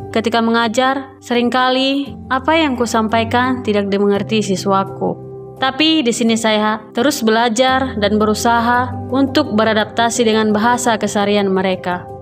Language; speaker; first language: Indonesian; native; Indonesian